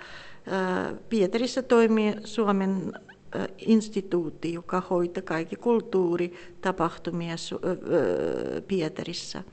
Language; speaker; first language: Finnish; non-native, fluent; Russian